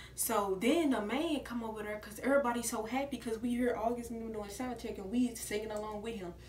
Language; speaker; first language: English; native; English